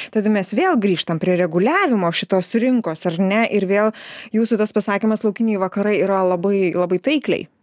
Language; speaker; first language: Lithuanian; native; Lithuanian